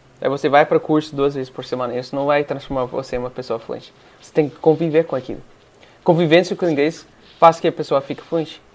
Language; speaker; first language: Portuguese; non-native, fluent; English